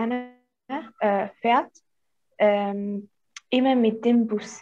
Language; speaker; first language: German; non-native, learner; Arabic